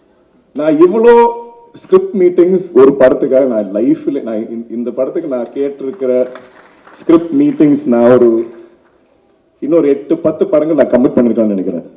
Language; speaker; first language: Tamil; non-native, local second language; Malayalam